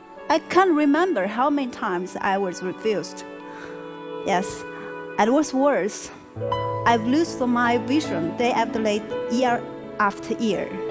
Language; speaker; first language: English; non-native, learner; Chinese